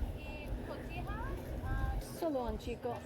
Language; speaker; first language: Spanish; non-native, learner; English